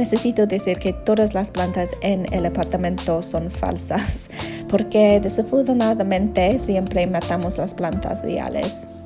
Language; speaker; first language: Spanish; non-native, learner; English